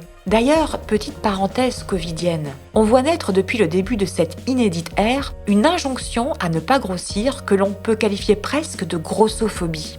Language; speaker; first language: French; native; French